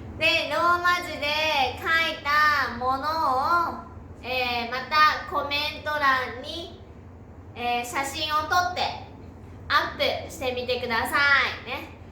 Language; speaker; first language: Japanese; native; Japanese